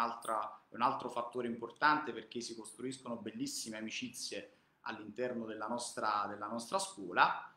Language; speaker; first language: Italian; native; Italian